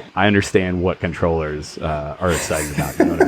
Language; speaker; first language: English; native; English